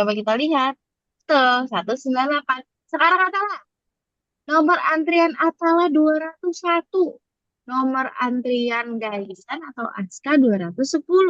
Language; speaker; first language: Indonesian; native; Indonesian